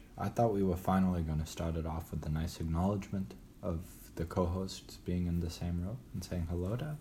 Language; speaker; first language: English; native; English